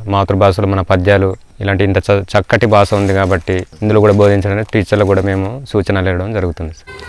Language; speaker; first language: Telugu; non-native, local second language; Koya